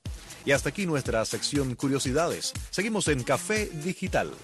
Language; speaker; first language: Spanish; native; Spanish